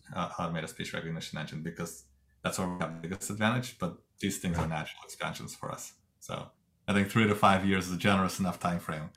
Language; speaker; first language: English; non-native, fluent; Russian